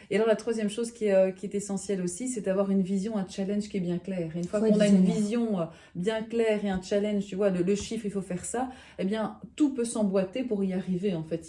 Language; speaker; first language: French; native; French